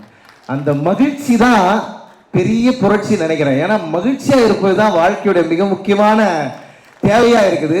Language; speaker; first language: Tamil; native; Tamil